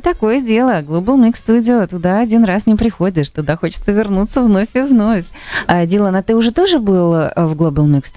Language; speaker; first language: Russian; native; Russian